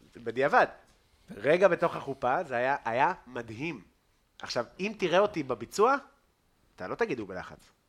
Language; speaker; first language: Hebrew; native; Hebrew